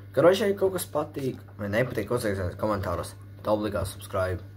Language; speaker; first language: Latvian; non-native, local second language; Russian